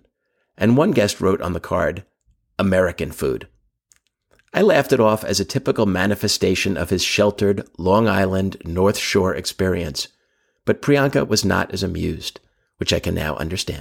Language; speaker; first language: English; native; English